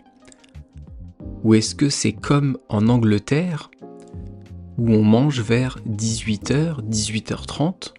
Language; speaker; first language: French; native; French